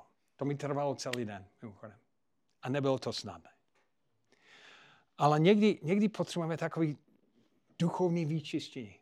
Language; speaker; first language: Czech; non-native, fluent; English